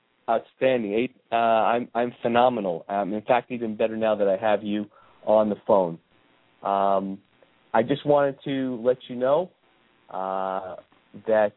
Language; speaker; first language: English; native; English